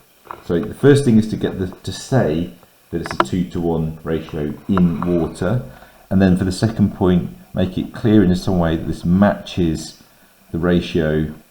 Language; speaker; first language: English; native; English